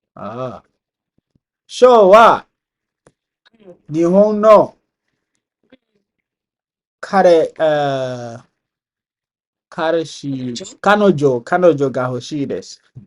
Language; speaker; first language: Japanese; non-native, learner; English